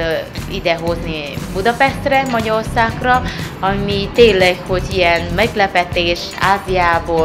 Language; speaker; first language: Hungarian; non-native, learner; Vietnamese